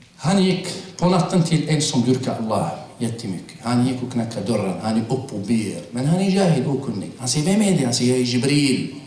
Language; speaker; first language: Swedish; non-native, fluent; Arabic